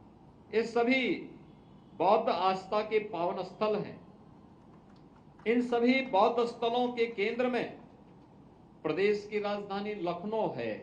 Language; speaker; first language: Hindi; native; Hindi